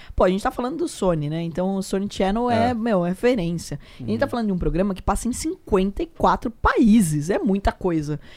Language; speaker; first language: Portuguese; native; Portuguese